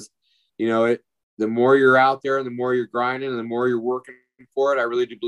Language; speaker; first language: English; native; English